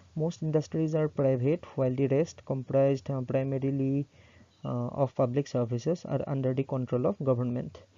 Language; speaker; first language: English; non-native, local second language; Assamese